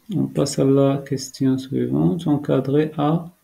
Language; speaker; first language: French; non-native, local second language; Arabic